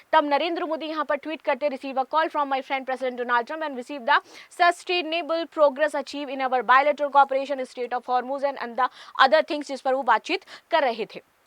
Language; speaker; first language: Hindi; native; Hindi